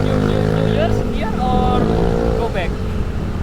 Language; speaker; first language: English; non-native, learner; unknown